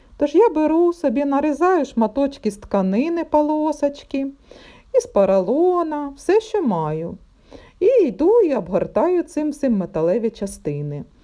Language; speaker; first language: Ukrainian; non-native, local second language; Russian